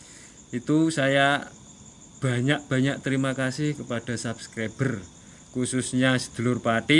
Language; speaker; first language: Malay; non-native, local second language; Javanese